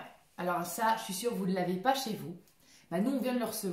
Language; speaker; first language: French; native; French